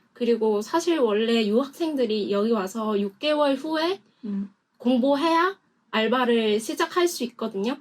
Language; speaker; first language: Korean; non-native, fluent; Vietnamese